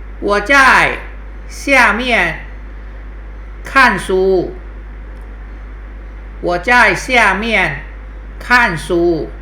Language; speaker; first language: Chinese; non-native, fluent; Thai